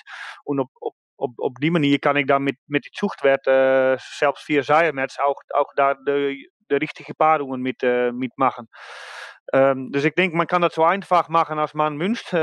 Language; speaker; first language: German; non-native, learner; Dutch